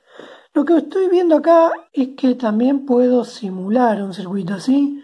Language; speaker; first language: Spanish; native; Spanish